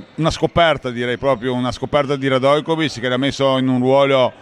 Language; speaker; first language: Italian; native; Italian